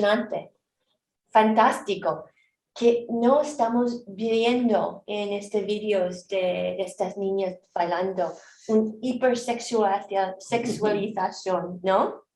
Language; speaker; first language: Spanish; non-native, fluent; Korean